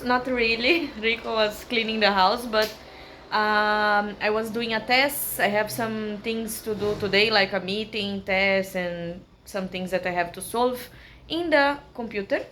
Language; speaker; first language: English; non-native, learner; Portuguese